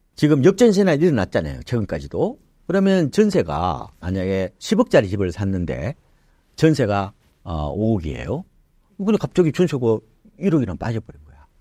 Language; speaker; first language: Korean; native; Korean